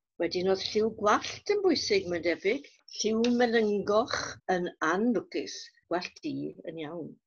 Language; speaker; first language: Welsh; native; Welsh